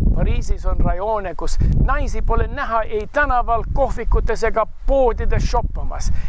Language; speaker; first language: Estonian; early bilingual, heritage; Estonian